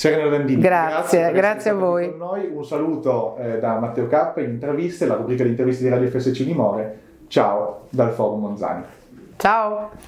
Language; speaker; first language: Italian; native; Italian